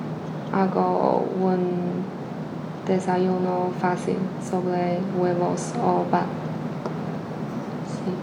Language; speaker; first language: Spanish; non-native, learner; Chinese